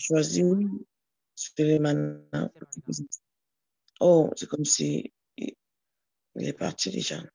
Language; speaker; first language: French; non-native, learner; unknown